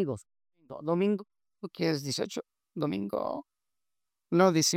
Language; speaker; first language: Spanish; native; Spanish